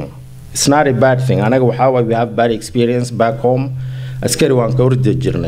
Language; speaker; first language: English; early bilingual, heritage; Somali